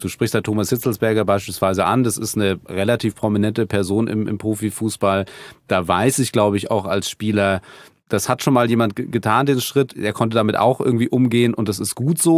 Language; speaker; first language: German; native; German